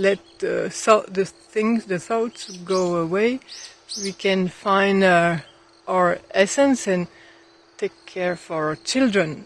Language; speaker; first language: English; non-native, fluent; French